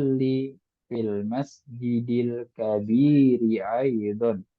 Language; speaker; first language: Arabic; non-native, fluent; Indonesian